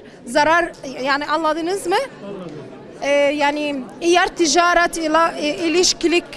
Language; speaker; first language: Turkish; non-native, learner; Arabic